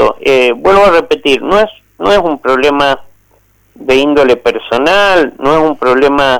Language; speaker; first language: Spanish; native; Spanish